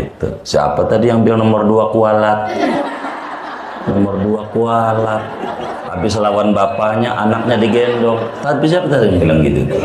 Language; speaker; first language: Indonesian; native; Indonesian